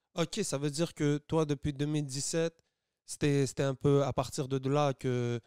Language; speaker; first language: French; native; French